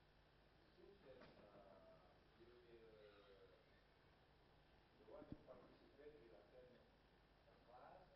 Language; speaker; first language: English; non-native, fluent; Indonesian